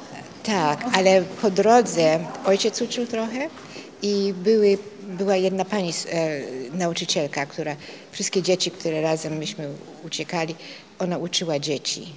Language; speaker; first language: Polish; early bilingual, heritage; Polish